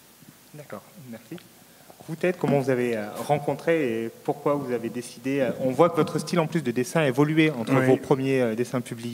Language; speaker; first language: French; native; French